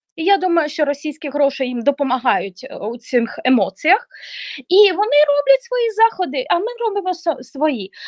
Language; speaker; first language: Ukrainian; non-native, local second language; Russian